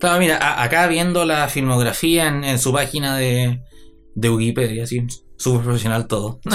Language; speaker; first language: Spanish; native; Spanish